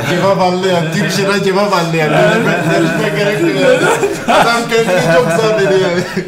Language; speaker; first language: Turkish; non-native, fluent; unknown